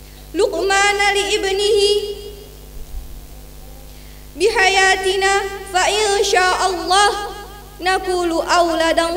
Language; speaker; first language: Arabic; non-native, learner; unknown